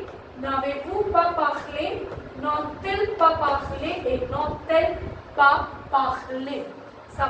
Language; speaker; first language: French; non-native, learner; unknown